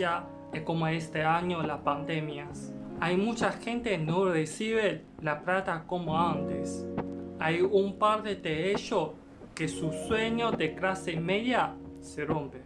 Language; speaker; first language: Spanish; non-native, learner; Chinese